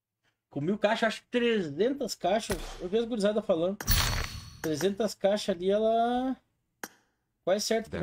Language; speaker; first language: Portuguese; native; Portuguese